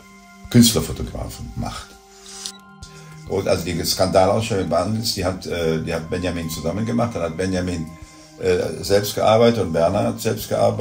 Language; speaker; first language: German; native; German